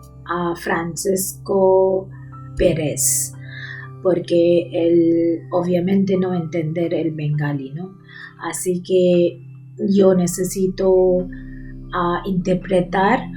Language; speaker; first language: Spanish; non-native, learner; Bangla